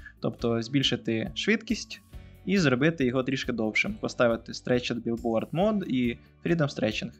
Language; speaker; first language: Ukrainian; native; Ukrainian